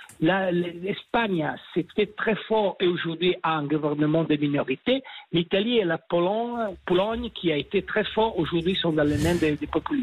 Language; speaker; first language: French; non-native, fluent; Italian